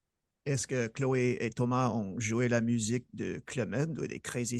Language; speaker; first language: French; non-native, fluent; English